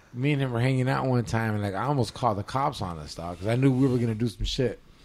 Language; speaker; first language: English; native; English